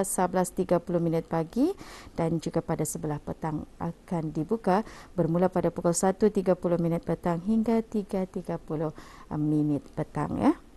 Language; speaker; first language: Malay; native; Malay